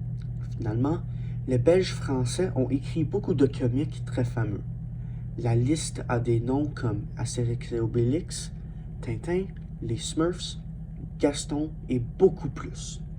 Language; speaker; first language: French; non-native, learner; English